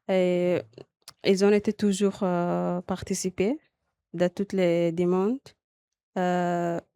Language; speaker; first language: French; non-native, local second language; Arabic